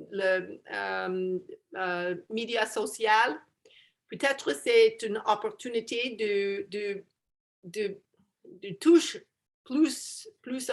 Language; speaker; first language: French; non-native, learner; English